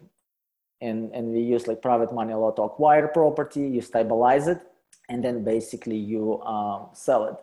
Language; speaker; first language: English; non-native, fluent; Russian